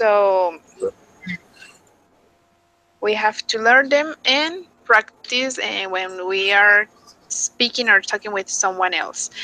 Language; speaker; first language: English; non-native, fluent; Spanish